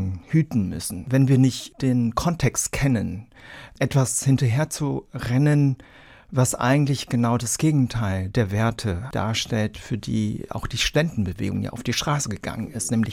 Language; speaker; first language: German; early bilingual, other home language; Vietnamese